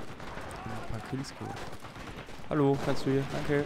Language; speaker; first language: German; native; German